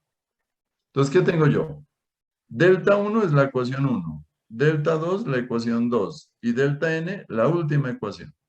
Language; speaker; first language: Spanish; native; Spanish